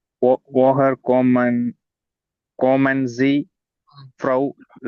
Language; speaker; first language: German; non-native, learner; Tamil